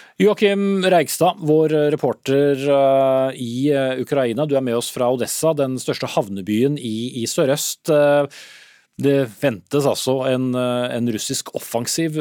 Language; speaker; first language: Norwegian; native; Norwegian